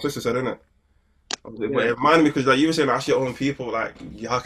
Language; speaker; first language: English; native; English